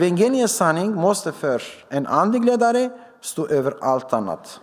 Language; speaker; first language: Swedish; non-native, fluent; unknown